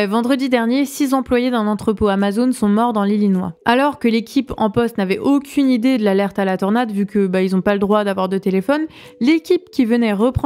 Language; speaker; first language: French; native; French